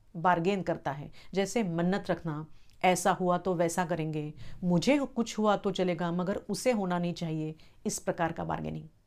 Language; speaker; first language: Hindi; non-native, local second language; Marathi